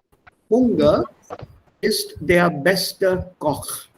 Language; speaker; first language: German; non-native, fluent; Hindi